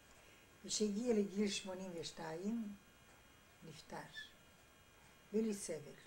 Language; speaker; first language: Hebrew; non-native, fluent; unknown